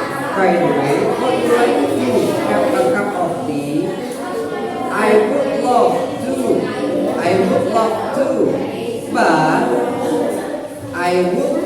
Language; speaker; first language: English; non-native, fluent; Indonesian